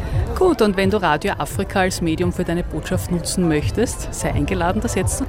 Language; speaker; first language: German; native; German